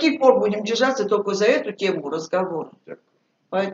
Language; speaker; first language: Russian; native; Russian